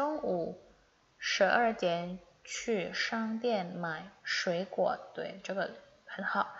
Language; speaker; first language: Chinese; non-native, fluent; Indonesian